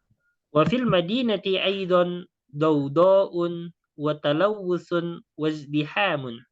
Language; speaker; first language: Arabic; non-native, fluent; Indonesian